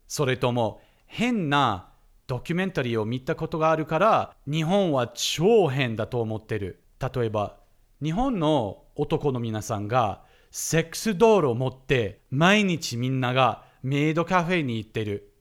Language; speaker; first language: Japanese; non-native, fluent; English